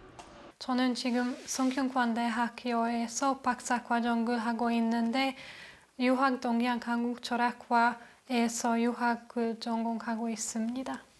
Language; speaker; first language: Korean; non-native, fluent; Hungarian